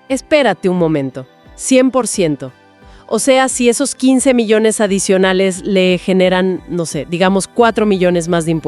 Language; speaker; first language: Spanish; native; Spanish